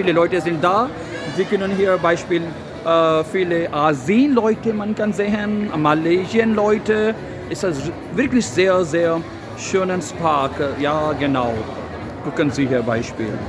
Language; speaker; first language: German; non-native, learner; Urdu